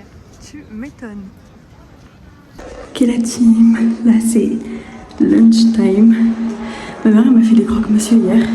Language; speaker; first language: French; native; French